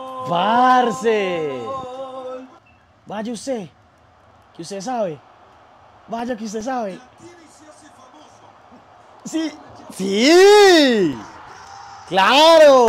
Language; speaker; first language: Spanish; native; Spanish